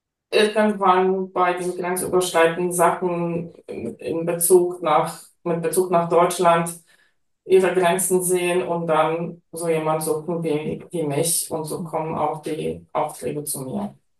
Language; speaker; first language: German; non-native, fluent; Polish